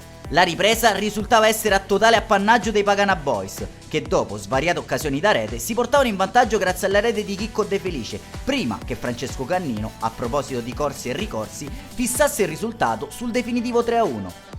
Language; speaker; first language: Italian; native; Italian